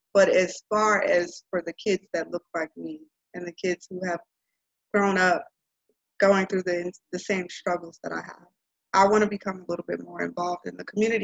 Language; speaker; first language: English; native; English